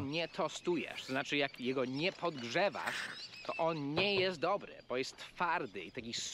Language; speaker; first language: Polish; non-native, fluent; English